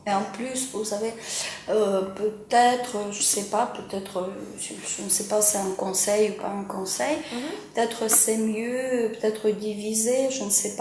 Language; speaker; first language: French; non-native, fluent; Ukrainian